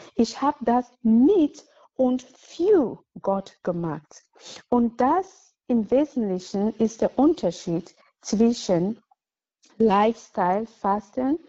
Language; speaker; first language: German; non-native, fluent; English